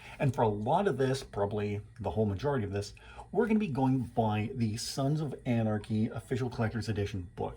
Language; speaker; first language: English; native; English